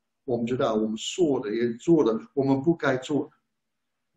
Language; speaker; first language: Chinese; non-native, fluent; English